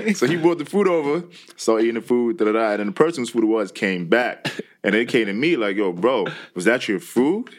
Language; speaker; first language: English; non-native, local second language; Igbo